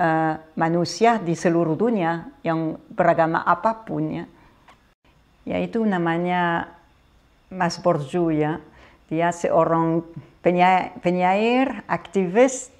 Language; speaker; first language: Indonesian; non-native, fluent; French